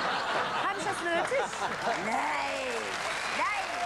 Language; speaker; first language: German; native; German